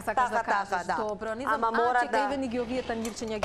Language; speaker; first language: Macedonian; native; Macedonian